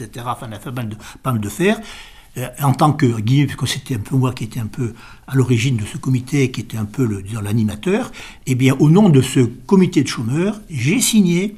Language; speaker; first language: French; native; French